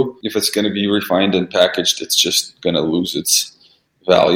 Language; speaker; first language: English; early bilingual, other home language; Russian